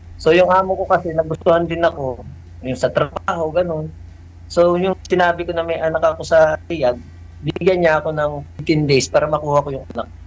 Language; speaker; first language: Filipino; native; Filipino